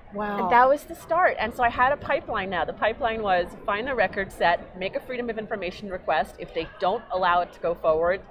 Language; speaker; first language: English; native; English